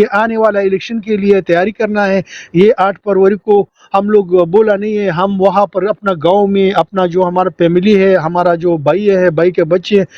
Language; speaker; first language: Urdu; non-native, local second language; Pashto